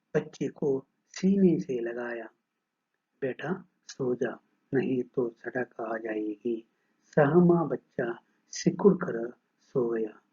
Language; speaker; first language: Hindi; non-native, local second language; Kannada